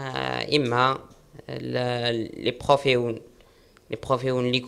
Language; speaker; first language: French; non-native, local second language; Arabic